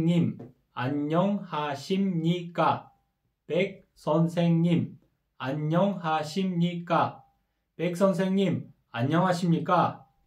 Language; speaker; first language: Korean; non-native, fluent; Kyrgyz